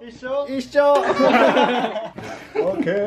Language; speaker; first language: Japanese; non-native, fluent; Indonesian